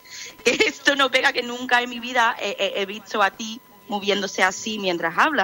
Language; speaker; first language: Spanish; non-native, fluent; English